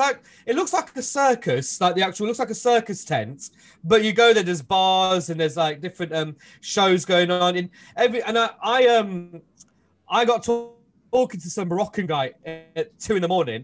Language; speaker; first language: English; native; English